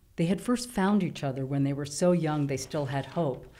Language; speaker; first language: English; native; English